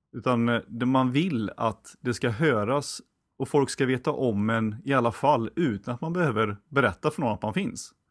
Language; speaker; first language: Swedish; native; Swedish